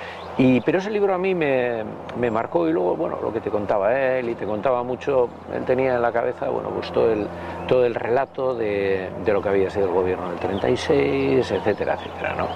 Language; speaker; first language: Spanish; native; Spanish